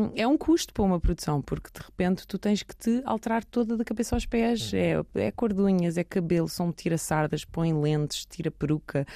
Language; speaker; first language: Portuguese; early bilingual, heritage; Portuguese